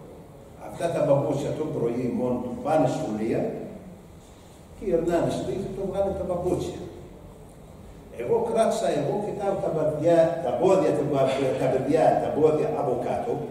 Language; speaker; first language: Greek; non-native, learner; Arabic